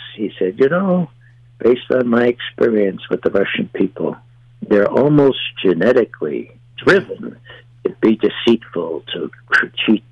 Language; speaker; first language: English; native; English